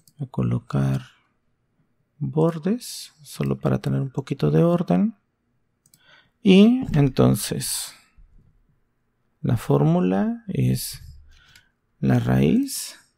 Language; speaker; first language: Spanish; native; Spanish